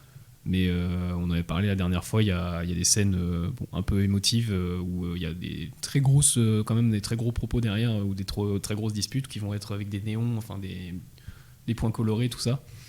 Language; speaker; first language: French; native; French